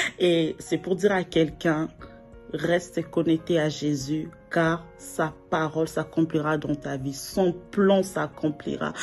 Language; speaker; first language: French; non-native, local second language; Lingala